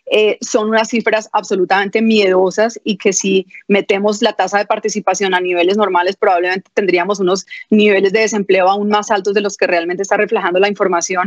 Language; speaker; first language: Spanish; native; Spanish